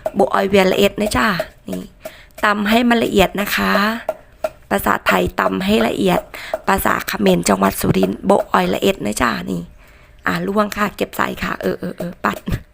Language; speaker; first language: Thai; non-native, local second language; Northern Khmer